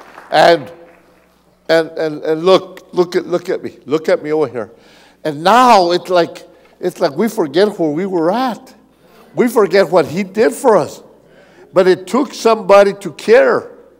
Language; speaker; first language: English; native; English